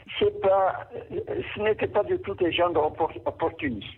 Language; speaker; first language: French; non-native, fluent; Portuguese